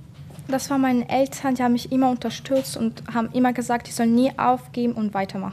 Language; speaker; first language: German; non-native, fluent; Ukrainian